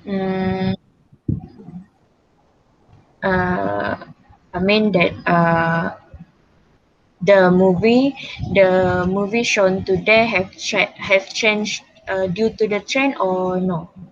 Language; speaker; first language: English; non-native, local second language; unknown